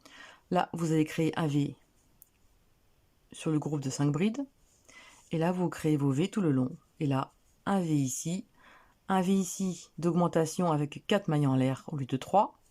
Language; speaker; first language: French; native; French